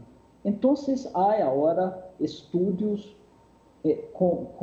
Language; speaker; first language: Spanish; non-native, fluent; Portuguese